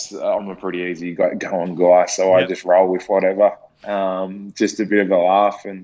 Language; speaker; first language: English; native; English